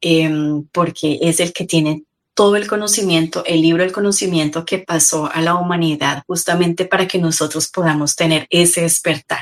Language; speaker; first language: Spanish; native; Spanish